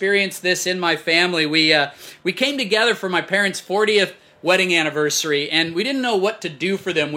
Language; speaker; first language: English; native; English